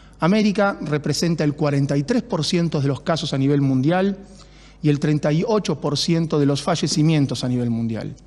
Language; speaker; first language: Spanish; native; Spanish